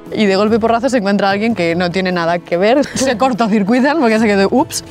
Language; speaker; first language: Spanish; native; Spanish